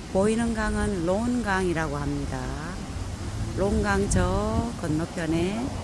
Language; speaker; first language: Korean; native; Korean